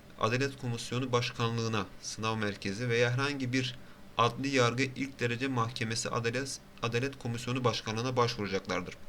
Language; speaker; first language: Turkish; native; Turkish